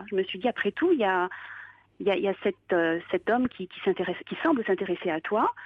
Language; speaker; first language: French; native; French